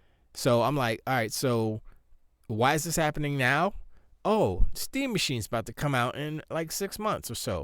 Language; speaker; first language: English; native; English